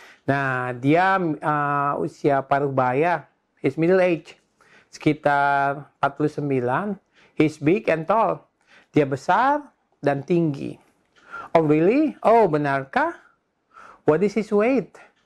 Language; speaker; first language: English; non-native, fluent; Indonesian